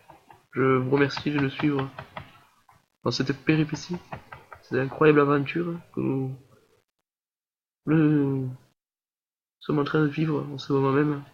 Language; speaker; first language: French; native; French